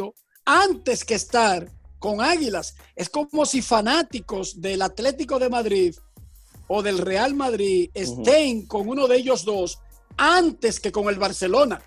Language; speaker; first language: Spanish; native; Spanish